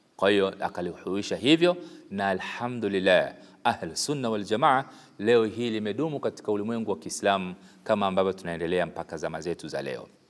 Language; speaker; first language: Swahili; native; Swahili